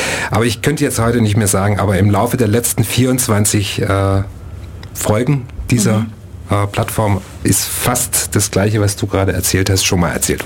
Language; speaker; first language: German; native; German